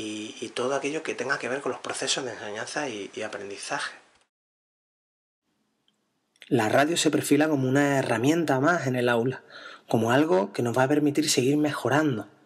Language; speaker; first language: Spanish; native; Spanish